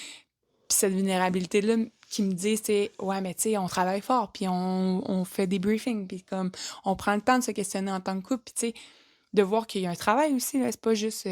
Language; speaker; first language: French; native; French